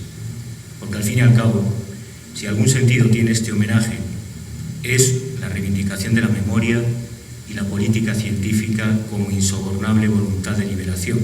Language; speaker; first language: Spanish; native; Spanish